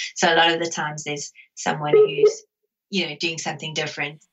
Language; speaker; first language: English; native; English